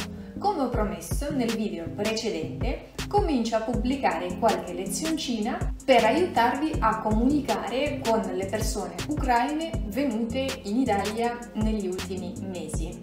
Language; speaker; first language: Italian; non-native, fluent; Russian